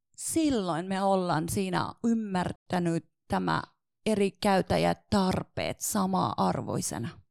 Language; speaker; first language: Finnish; non-native, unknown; Persian